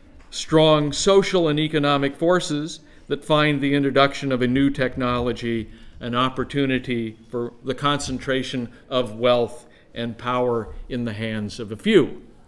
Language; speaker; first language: English; native; English